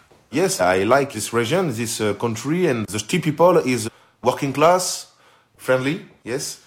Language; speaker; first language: English; non-native, learner; French